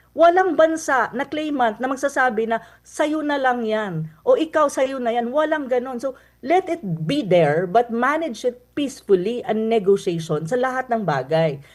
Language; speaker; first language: Filipino; non-native, local second language; Cebuano